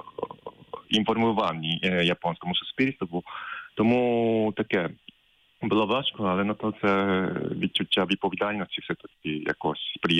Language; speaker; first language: Ukrainian; non-native, fluent; Japanese